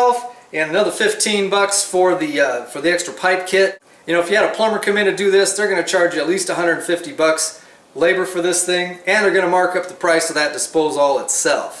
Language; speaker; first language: English; native; English